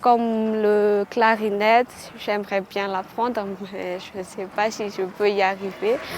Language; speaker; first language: French; non-native, local second language; Malagasy